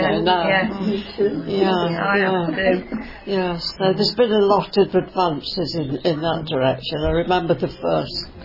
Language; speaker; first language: English; native; English